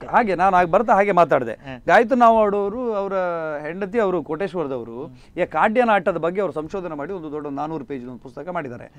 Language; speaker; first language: Kannada; native; Kannada